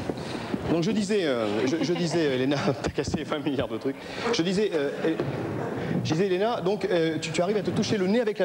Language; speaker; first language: French; native; French